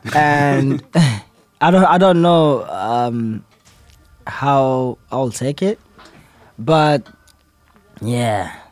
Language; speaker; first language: English; non-native, local second language; Zulu